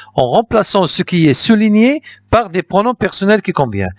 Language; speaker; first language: French; non-native, local second language; Arabic